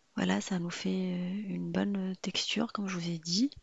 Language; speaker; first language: French; non-native, local second language; Arabic